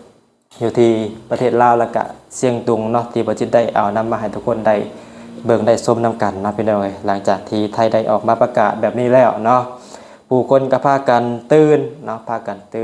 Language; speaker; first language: Thai; non-native, local second language; Northeastern Thai